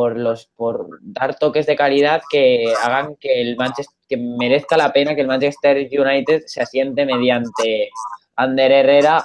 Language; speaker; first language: Spanish; native; Spanish